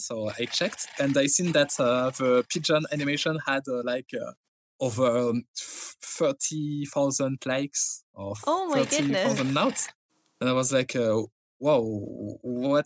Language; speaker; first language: English; non-native, fluent; French